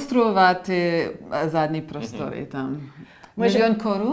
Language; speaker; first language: Czech; non-native, learner; English